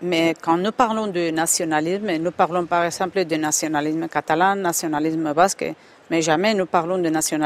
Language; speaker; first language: French; non-native, fluent; Spanish